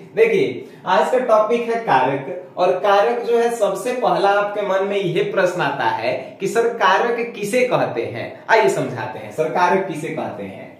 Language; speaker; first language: Hindi; native; Hindi